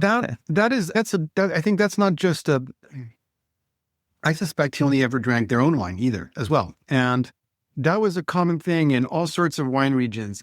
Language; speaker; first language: English; non-native, fluent; French